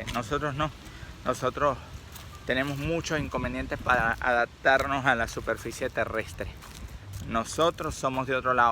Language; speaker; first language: Spanish; native; Spanish